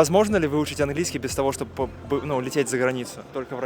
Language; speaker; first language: Russian; native; Russian